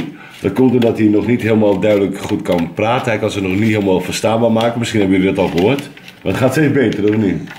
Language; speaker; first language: Dutch; native; Dutch